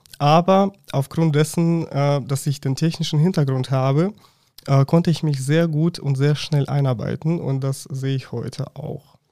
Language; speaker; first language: German; non-native, fluent; Russian